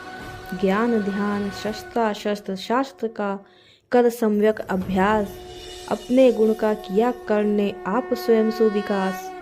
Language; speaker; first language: Hindi; native; Hindi